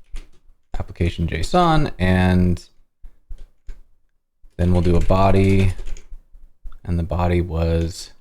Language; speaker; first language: English; native; English